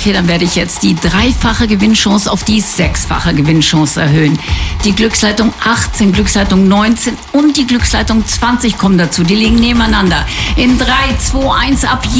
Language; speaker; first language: German; native; German